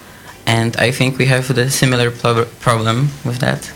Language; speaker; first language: English; non-native, learner; Polish